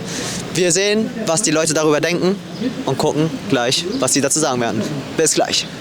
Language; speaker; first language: German; native; German